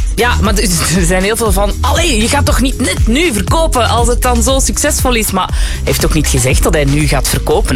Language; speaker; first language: Dutch; native; Dutch